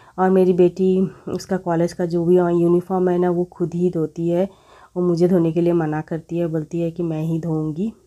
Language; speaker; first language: Hindi; non-native, local second language; Bangla